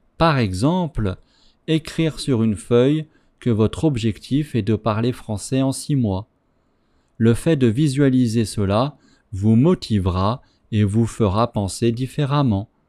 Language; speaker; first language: French; native; French